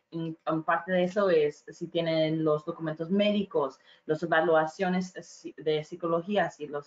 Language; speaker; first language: Spanish; non-native, fluent; English